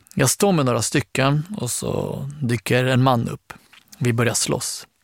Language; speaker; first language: Swedish; early bilingual, other home language; Arabic